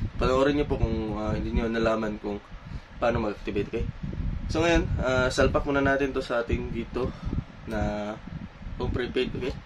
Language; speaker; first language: Filipino; non-native, local second language; Cebuano